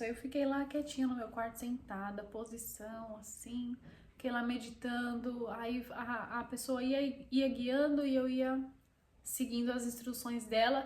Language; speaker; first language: Portuguese; native; Portuguese